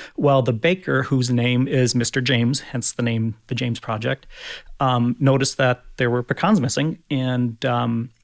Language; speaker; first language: English; non-native, fluent; German